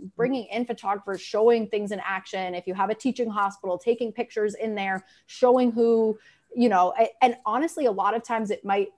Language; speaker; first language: English; native; English